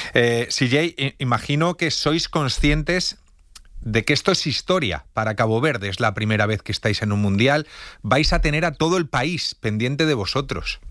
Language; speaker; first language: Spanish; native; Spanish